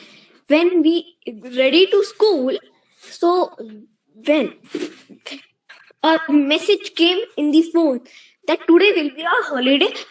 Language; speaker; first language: English; non-native, learner; Hindi